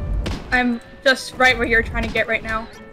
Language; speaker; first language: English; native; English